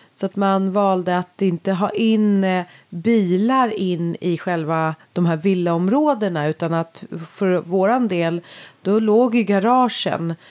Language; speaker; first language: Swedish; native; Swedish